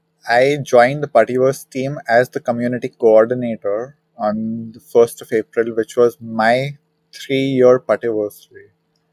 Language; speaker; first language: English; non-native, local second language; Hindi